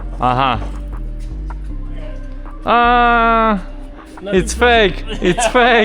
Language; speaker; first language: English; non-native, learner; Ukrainian